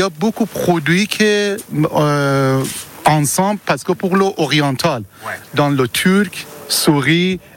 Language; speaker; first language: French; non-native, learner; Persian